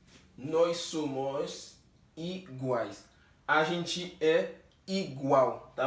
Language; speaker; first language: Portuguese; non-native, fluent; Haitian Creole